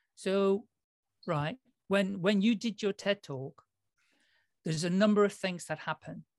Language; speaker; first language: English; early bilingual, other home language; Dutch